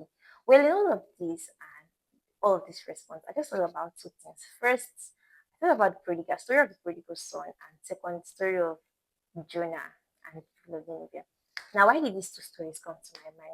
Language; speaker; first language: English; non-native, local second language; Igbo